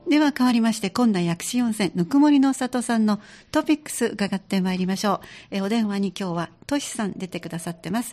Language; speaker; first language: Japanese; native; Japanese